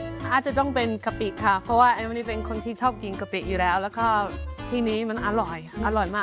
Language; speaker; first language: Thai; non-native, fluent; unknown